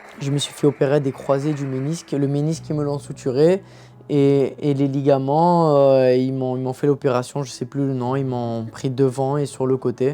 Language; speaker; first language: French; early bilingual, other home language; Turkish